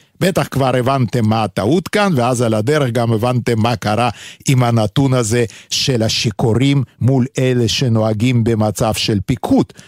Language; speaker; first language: Hebrew; non-native, fluent; Yiddish